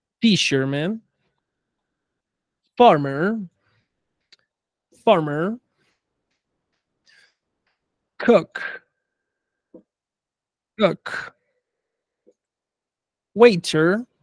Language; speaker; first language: English; non-native, fluent; Spanish